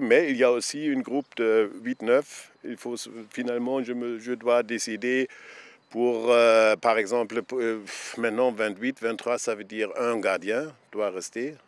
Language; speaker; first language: French; non-native, fluent; German